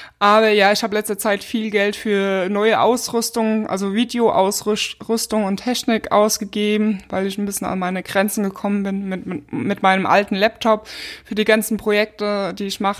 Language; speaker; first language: German; native; German